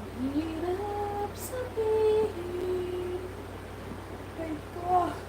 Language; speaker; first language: Filipino; non-native, local second language; Cebuano